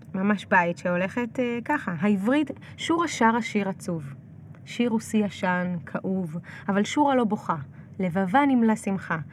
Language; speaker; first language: Hebrew; early bilingual, other home language; Russian